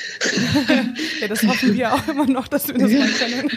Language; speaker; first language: German; native; German